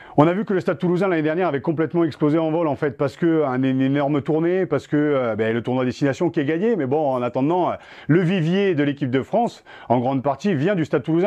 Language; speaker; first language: French; native; French